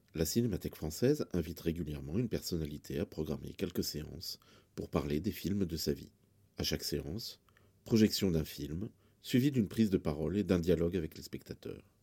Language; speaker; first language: French; native; French